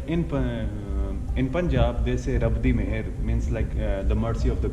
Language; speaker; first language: English; non-native, local second language; Hindi